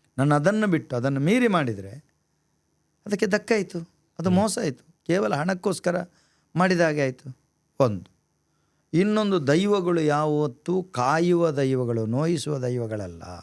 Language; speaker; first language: Kannada; non-native, local second language; Tulu